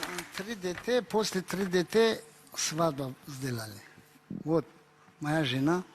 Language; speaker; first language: Russian; non-native, learner; Tajik